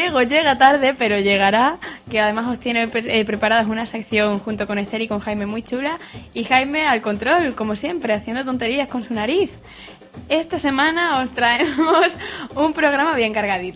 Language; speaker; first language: Spanish; native; Spanish